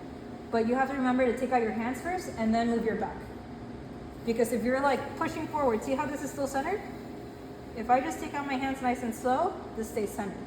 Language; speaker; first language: English; native; English